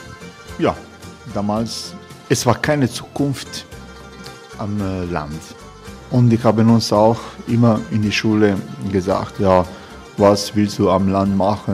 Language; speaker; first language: German; non-native, learner; Croatian